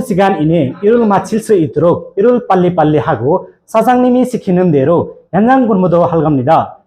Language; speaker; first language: Korean; non-native, learner; Nepali